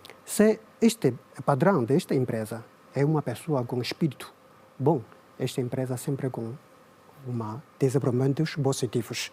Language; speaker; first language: Portuguese; non-native, learner; Chinese